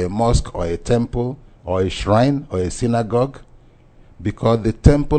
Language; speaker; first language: English; non-native, local second language; Igbo